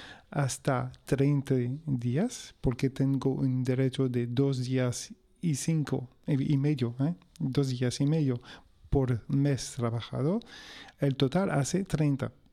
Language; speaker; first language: Spanish; non-native, fluent; French